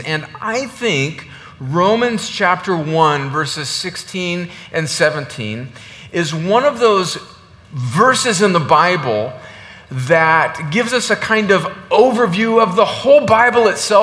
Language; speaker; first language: English; native; English